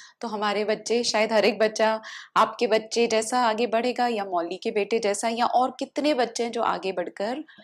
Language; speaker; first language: Hindi; native; Hindi